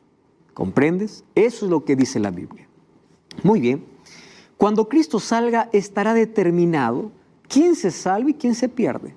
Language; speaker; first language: Spanish; native; Spanish